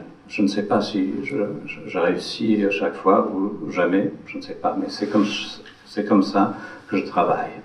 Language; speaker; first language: French; non-native, fluent; English